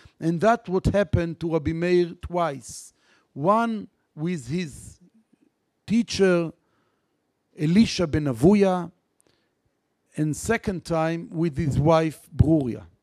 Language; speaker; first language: English; non-native, fluent; Hebrew